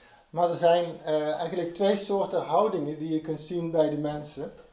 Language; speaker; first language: Dutch; native; Dutch